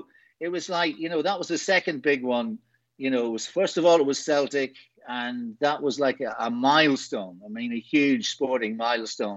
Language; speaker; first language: English; native; English